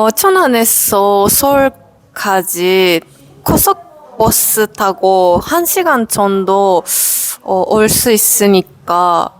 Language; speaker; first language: Korean; non-native, learner; Japanese